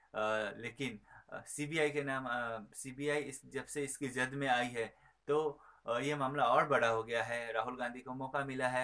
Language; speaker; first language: Hindi; native; Hindi